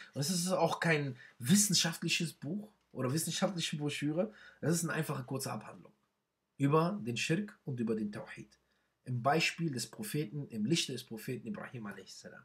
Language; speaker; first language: German; non-native, fluent; Arabic